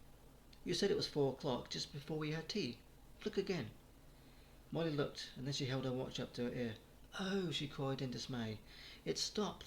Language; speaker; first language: English; native; English